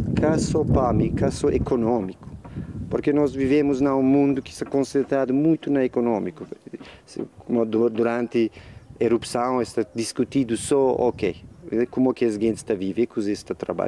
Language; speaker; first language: Portuguese; non-native, learner; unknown